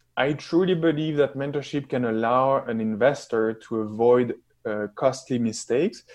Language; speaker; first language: English; non-native, fluent; French